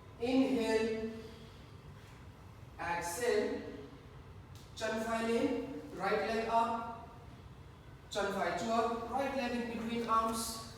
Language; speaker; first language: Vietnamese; non-native, learner; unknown